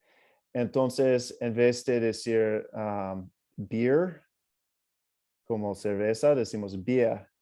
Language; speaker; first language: Spanish; non-native, fluent; English